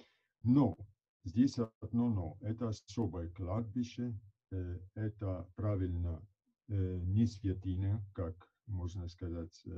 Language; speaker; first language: Russian; non-native, fluent; Italian